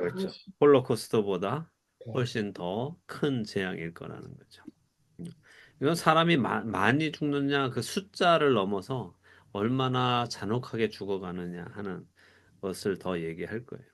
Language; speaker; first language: Korean; native; Korean